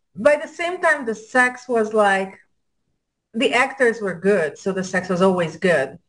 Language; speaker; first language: English; non-native, fluent; Hungarian